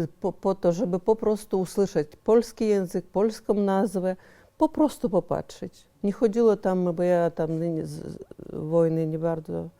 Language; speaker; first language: Polish; early bilingual, heritage; Polish